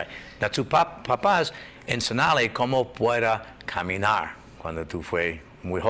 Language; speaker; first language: Spanish; non-native, learner; English